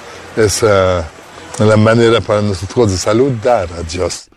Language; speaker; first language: Spanish; non-native, fluent; Haitian Creole